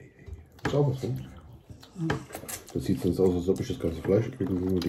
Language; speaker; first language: German; native; German